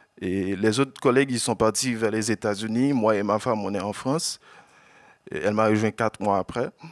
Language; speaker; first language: French; non-native, local second language; Haitian Creole